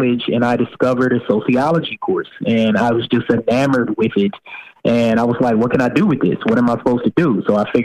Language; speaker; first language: English; native; English